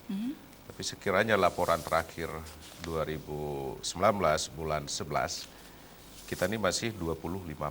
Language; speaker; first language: Malay; native; Malay